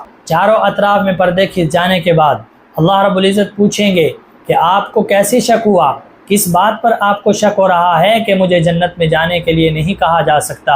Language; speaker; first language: Urdu; native; Urdu